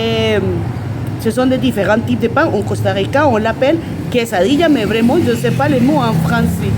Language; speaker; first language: French; non-native, fluent; Spanish